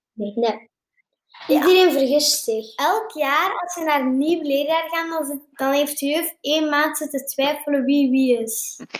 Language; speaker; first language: Dutch; native; Dutch